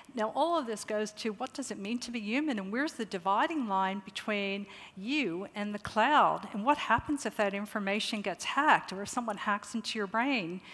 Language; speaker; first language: English; native; English